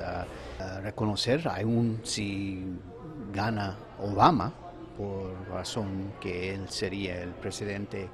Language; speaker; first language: Spanish; non-native, fluent; English